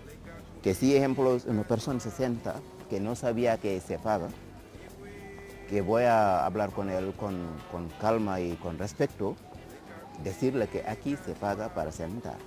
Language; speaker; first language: Spanish; non-native, learner; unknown